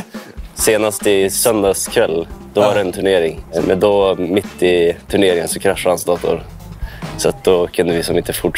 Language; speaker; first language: Swedish; native; Swedish